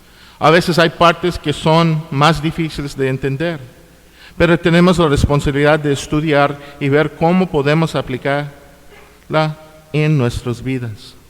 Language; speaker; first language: Spanish; non-native, fluent; English